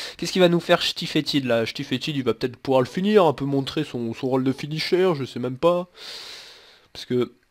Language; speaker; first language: French; native; French